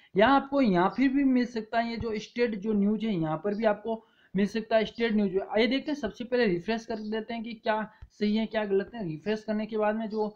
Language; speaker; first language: Hindi; native; Hindi